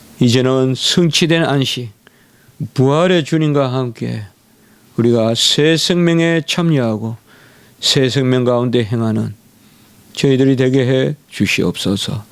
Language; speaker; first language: Korean; native; Korean